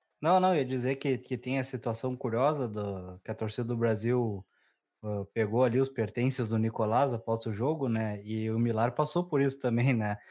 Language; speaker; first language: Portuguese; native; Portuguese